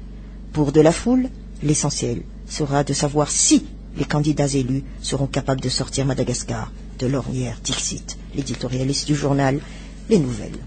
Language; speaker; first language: French; non-native, local second language; Malagasy